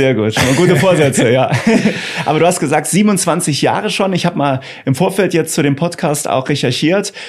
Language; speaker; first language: German; native; German